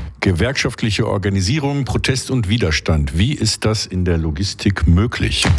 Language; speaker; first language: German; native; German